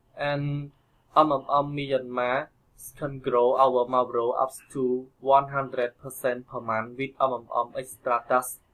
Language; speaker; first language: English; non-native, learner; Khmer